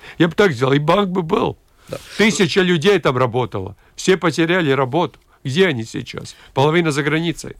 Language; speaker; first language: Russian; non-native, local second language; Latvian